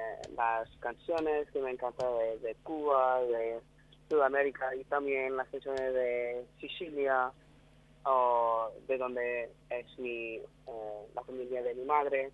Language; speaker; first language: Spanish; non-native, learner; English